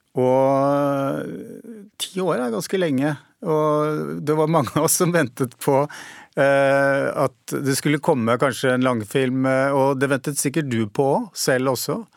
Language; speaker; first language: Norwegian; native; Norwegian